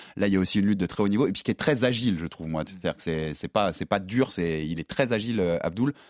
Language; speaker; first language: French; native; French